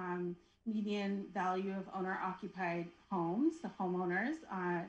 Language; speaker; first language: English; native; English